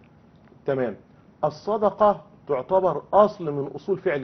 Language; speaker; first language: Arabic; native; Arabic